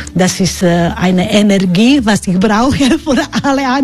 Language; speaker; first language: German; non-native, learner; Croatian